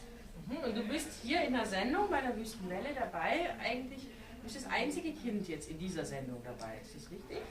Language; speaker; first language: German; native; German